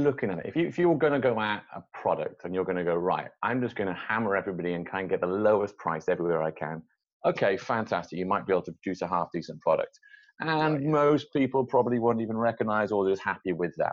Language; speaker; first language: English; native; English